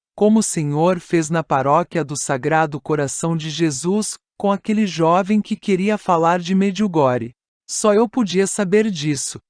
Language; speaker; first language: Portuguese; non-native, fluent; Italian